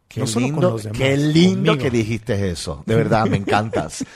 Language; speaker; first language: Spanish; non-native, local second language; English